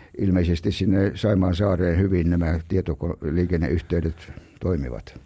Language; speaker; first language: Finnish; native; Finnish